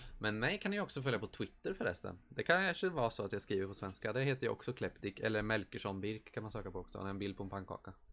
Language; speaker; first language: Swedish; native; Swedish